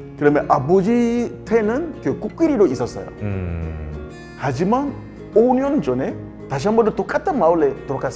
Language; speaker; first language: Korean; non-native, learner; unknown